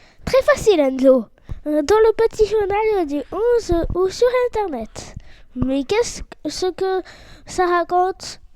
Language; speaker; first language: French; native; French